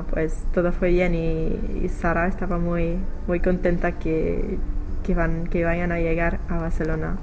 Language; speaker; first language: Spanish; non-native, learner; English